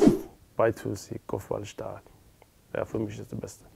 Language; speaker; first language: German; non-native, learner; Persian